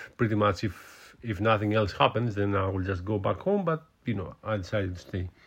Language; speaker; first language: English; non-native, fluent; Greek